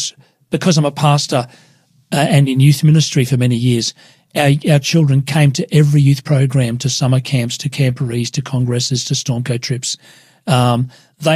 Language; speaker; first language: English; native; English